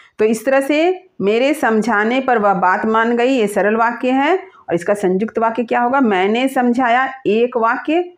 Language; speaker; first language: Hindi; native; Hindi